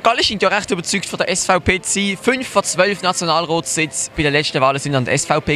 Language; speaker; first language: German; native; German